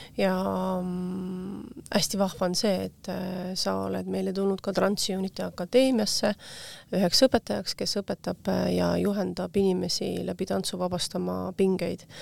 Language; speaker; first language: Estonian; native; Estonian